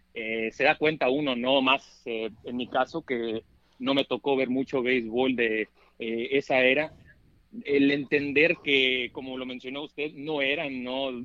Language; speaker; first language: Spanish; early bilingual, heritage; Spanish